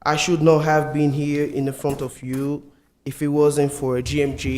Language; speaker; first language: English; non-native, fluent; Portuguese